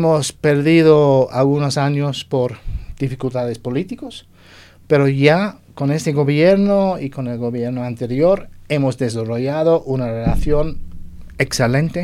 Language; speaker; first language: Spanish; non-native, fluent; English